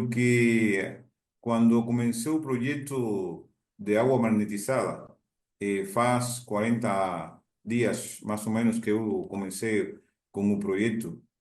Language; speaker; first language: Portuguese; non-native, learner; Spanish